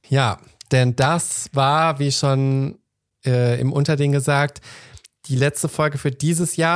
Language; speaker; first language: German; native; German